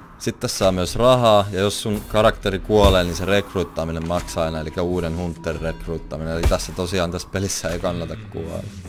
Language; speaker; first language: Finnish; native; Finnish